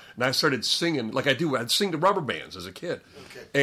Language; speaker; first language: English; native; English